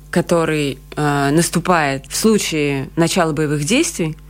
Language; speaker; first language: Russian; native; Russian